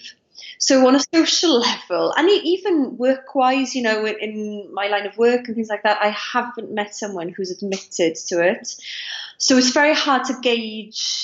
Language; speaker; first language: English; non-native, local second language; Welsh